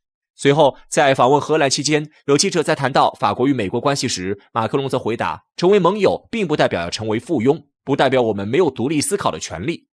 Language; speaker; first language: Chinese; native; Chinese